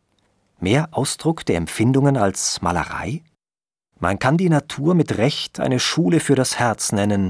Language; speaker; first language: German; native; German